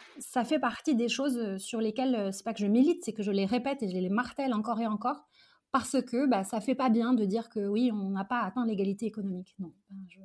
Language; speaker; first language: French; early bilingual, other home language; Arabic